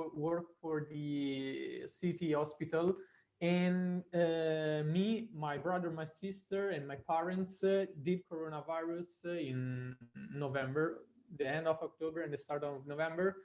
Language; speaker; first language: English; non-native, fluent; Italian